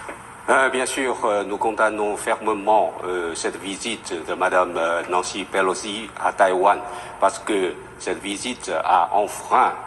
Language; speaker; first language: French; non-native, fluent; Chinese